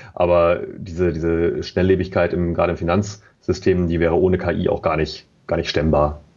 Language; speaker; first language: German; native; German